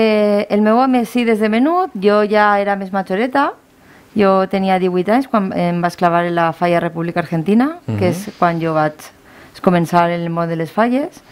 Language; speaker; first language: Catalan; non-native, local second language; Spanish